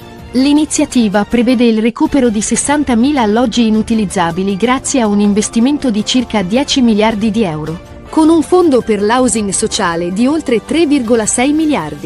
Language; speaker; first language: Italian; native; Italian